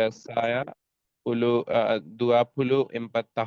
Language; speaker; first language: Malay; non-native, learner; Bangla